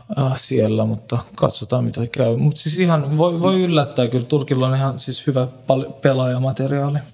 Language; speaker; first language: Finnish; non-native, fluent; Turkish